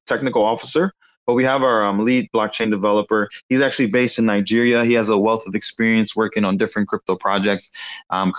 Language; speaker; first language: English; native; English